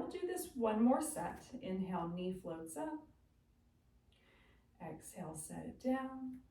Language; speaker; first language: English; native; English